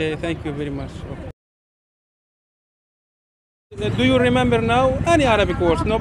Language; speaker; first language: English; non-native, learner; Arabic